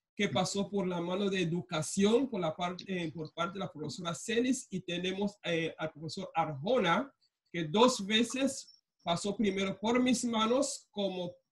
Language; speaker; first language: Spanish; non-native, local second language; English